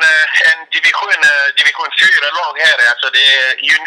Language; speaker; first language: Swedish; non-native, fluent; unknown